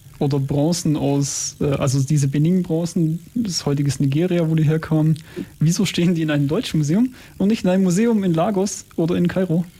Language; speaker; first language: German; native; German